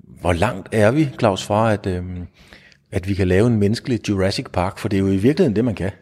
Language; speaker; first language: Danish; native; Danish